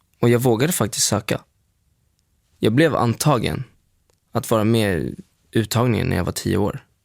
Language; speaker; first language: Swedish; early bilingual, other home language; Spanish